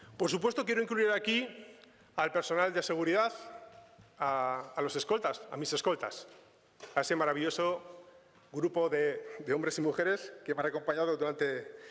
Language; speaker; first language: Spanish; native; Spanish